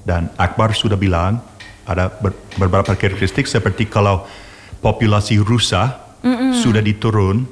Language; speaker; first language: Indonesian; non-native, learner; English